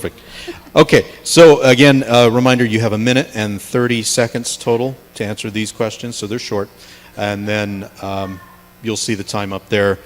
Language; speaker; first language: English; native; English